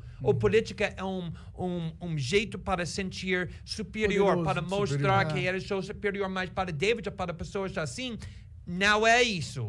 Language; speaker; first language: Portuguese; non-native, fluent; English